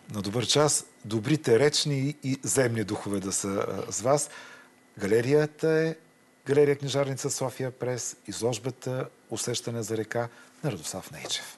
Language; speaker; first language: Bulgarian; native; Bulgarian